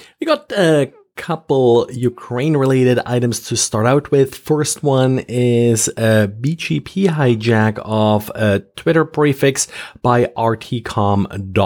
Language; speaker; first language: English; non-native, fluent; German